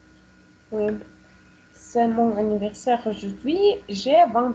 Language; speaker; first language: French; non-native, learner; Russian